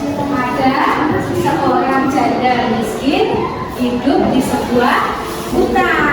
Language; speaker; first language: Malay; non-native, local second language; Javanese